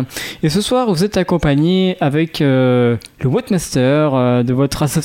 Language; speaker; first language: French; native; French